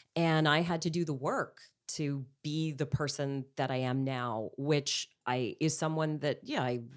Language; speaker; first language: English; native; English